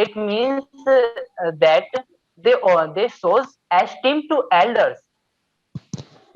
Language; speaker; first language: English; non-native, learner; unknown